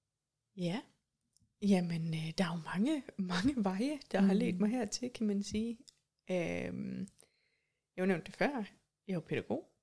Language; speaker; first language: Danish; native; Danish